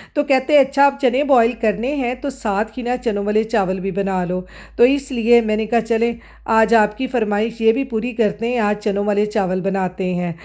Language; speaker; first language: Urdu; non-native, local second language; Punjabi